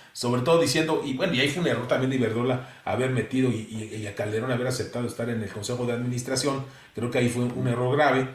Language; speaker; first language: Spanish; native; Spanish